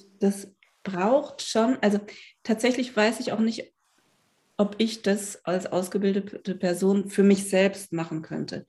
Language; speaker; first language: German; native; German